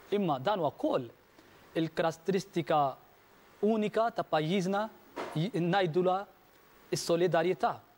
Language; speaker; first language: Maltese; non-native, fluent; Urdu